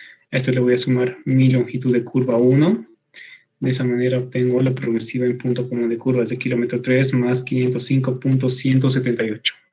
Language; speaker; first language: Spanish; native; Spanish